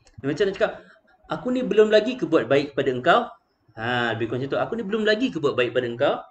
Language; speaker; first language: Malay; native; Malay